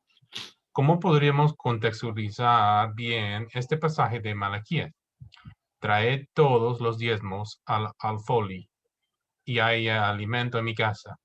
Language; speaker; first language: Spanish; non-native, fluent; English